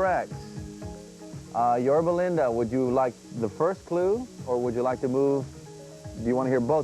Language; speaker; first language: English; native; English